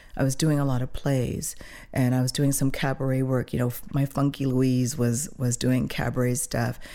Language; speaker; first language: English; early bilingual, other home language; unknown